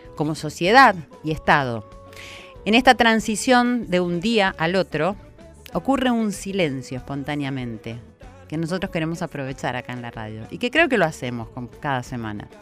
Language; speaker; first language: Spanish; native; Spanish